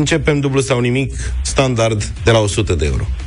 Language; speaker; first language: Romanian; native; Romanian